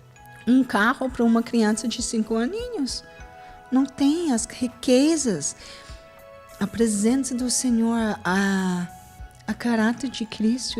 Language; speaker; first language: Portuguese; non-native, fluent; English